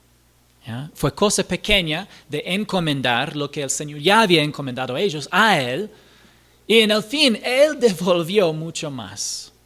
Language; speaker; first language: Spanish; non-native, fluent; English